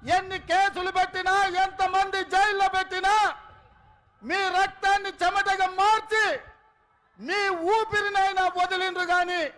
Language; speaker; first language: Telugu; native; Telugu